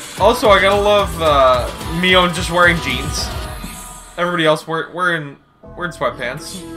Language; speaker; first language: English; native; English